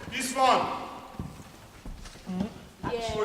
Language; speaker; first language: English; non-native, learner; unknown